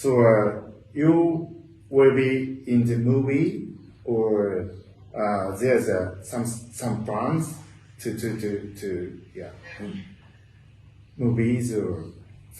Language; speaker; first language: English; non-native, learner; Japanese